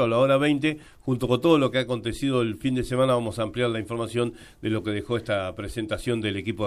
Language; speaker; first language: Spanish; native; Spanish